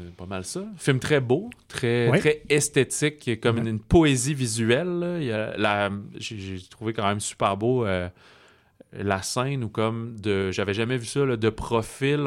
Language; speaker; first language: French; native; French